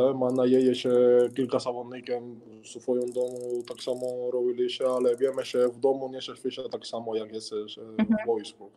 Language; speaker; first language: Polish; non-native, learner; Spanish